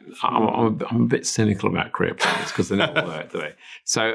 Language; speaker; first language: English; native; English